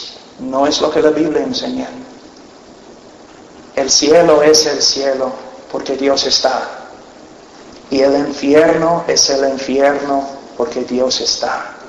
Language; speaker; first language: Spanish; non-native, fluent; English